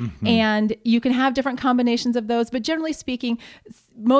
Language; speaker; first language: English; native; English